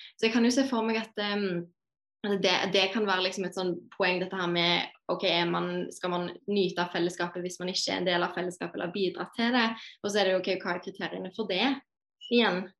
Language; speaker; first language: Norwegian; native; Norwegian